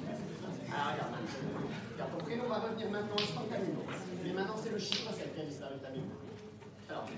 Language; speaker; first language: French; native; French